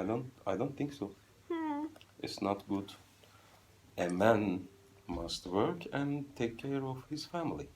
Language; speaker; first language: English; non-native, fluent; Turkish